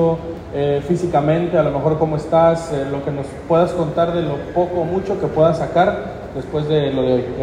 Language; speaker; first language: Spanish; native; Spanish